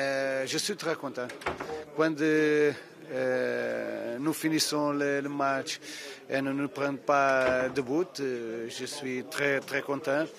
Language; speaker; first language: French; non-native, fluent; Portuguese